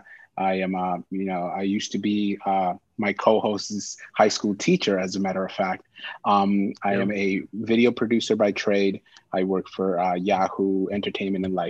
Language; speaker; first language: English; native; English